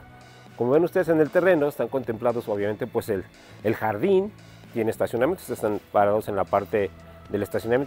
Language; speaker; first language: Spanish; native; Spanish